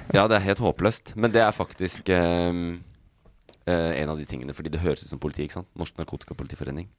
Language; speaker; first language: Norwegian; native; Norwegian